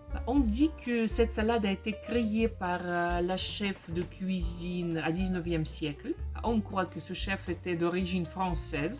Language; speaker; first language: French; non-native, fluent; Russian